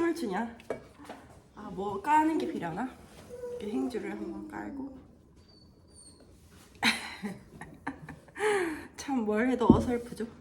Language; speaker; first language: Korean; native; Korean